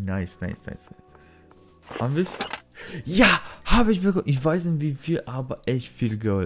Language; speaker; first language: German; non-native, learner; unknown